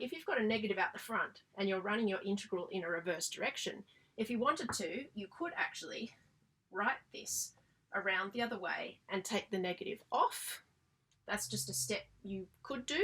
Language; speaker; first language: English; native; English